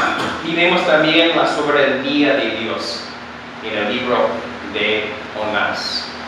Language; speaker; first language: Spanish; non-native, fluent; English